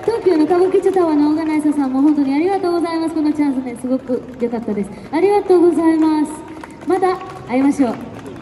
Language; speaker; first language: Japanese; non-native, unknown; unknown